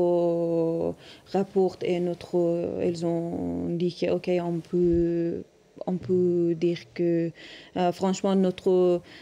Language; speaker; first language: French; non-native, learner; Persian